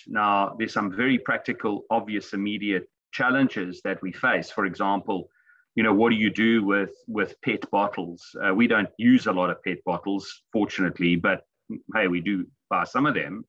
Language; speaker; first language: English; native; English